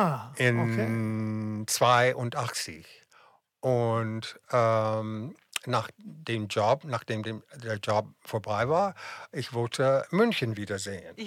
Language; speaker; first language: German; non-native, fluent; English